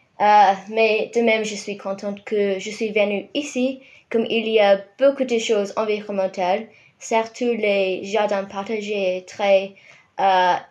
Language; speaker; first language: French; non-native, fluent; English